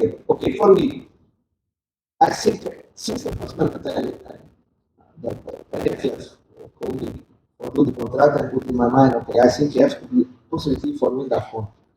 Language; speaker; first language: English; non-native, learner; Portuguese